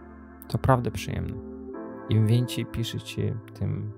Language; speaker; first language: Polish; non-native, learner; Azerbaijani